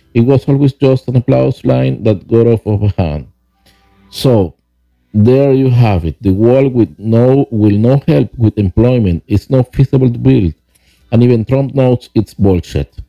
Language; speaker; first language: English; non-native, fluent; Spanish